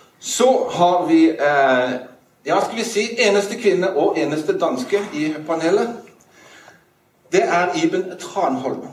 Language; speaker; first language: Norwegian; native; Norwegian